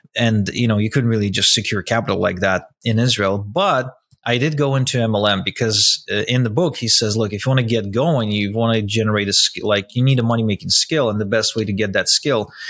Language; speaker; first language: English; non-native, fluent; Russian